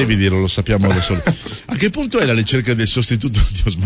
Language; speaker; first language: Italian; native; Italian